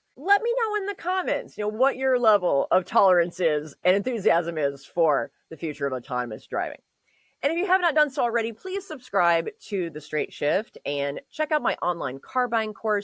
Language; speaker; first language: English; native; English